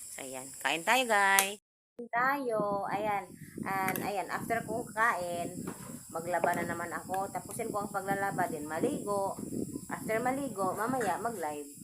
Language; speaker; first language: Filipino; non-native, local second language; Cebuano